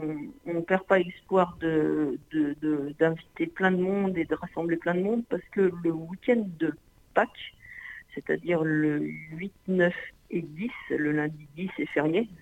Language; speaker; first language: French; native; French